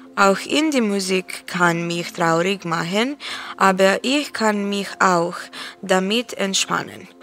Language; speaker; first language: German; non-native, learner; Serbian